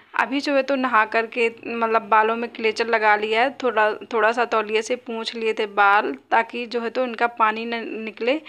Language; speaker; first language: Hindi; native; Hindi